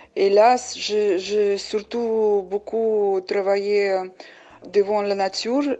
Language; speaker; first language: French; non-native, fluent; Uzbek